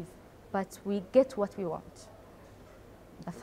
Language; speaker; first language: English; non-native, learner; Arabic